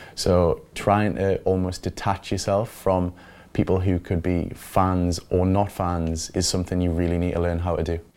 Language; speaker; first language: English; native; English